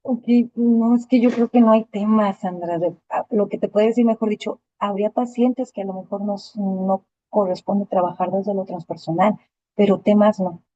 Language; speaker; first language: Spanish; native; Spanish